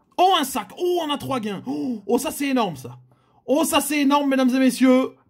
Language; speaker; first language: French; native; French